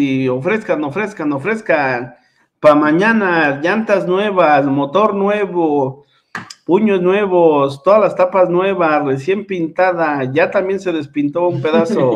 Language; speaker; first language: Spanish; native; Spanish